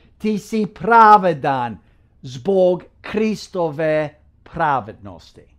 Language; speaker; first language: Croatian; early bilingual, heritage; Croatian